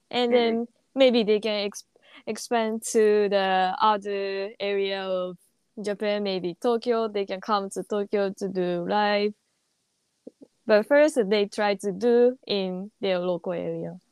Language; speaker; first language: English; non-native, learner; Japanese